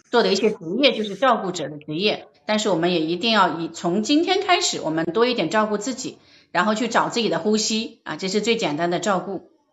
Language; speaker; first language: Chinese; native; Chinese